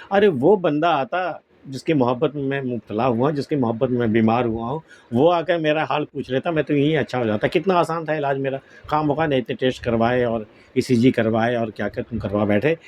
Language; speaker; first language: Urdu; native; Urdu